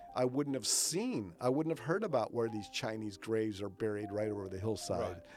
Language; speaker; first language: English; native; English